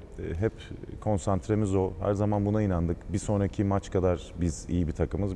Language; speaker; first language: Turkish; native; Turkish